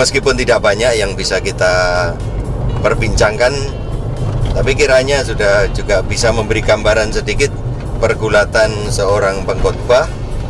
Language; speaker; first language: Indonesian; native; Indonesian